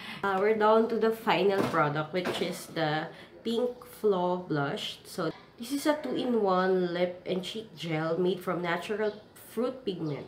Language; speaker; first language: English; non-native, local second language; Filipino